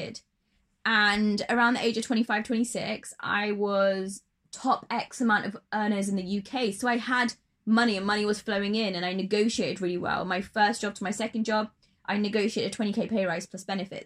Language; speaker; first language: English; native; English